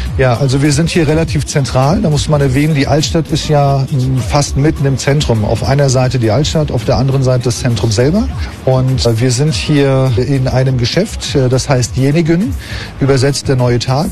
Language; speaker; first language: German; non-native, fluent; Turkish